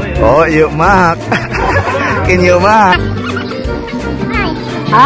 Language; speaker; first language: Thai; non-native, learner; Filipino